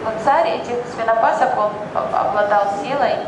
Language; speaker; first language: Russian; native; Russian